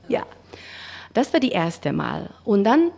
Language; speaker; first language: German; non-native, learner; Macedonian